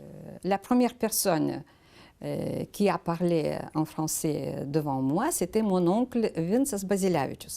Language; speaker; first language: French; non-native, fluent; Lithuanian